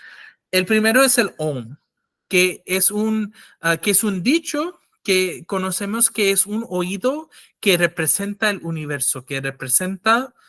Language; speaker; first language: Spanish; non-native, fluent; English